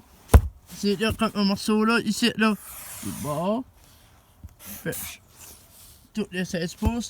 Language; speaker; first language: French; non-native, learner; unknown